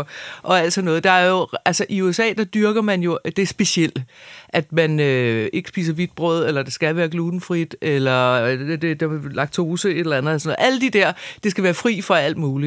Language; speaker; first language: Danish; native; Danish